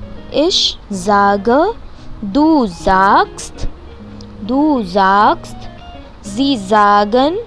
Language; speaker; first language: German; non-native, fluent; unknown